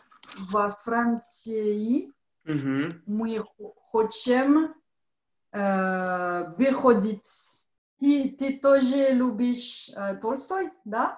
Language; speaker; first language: Russian; non-native, learner; French